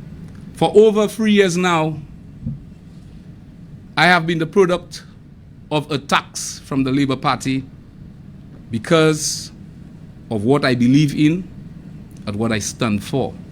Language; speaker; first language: English; non-native, local second language; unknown